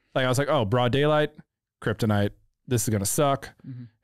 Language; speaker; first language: English; native; English